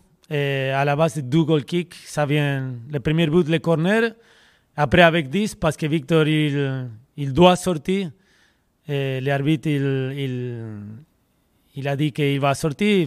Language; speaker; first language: French; non-native, fluent; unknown